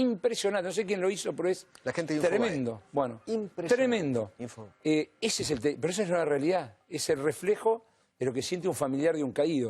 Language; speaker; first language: Spanish; native; Spanish